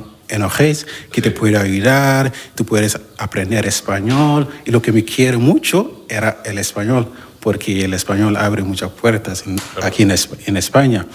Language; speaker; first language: Spanish; non-native, learner; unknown